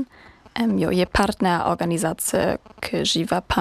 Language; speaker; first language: Czech; non-native, learner; German